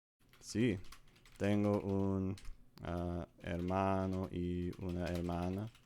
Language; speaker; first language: Spanish; non-native, learner; English